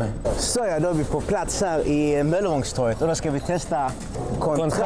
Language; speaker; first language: Swedish; native; Swedish